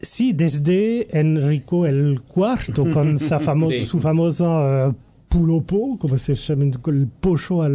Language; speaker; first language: Spanish; non-native, learner; French